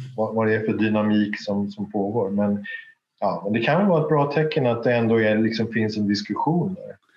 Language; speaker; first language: Swedish; native; Swedish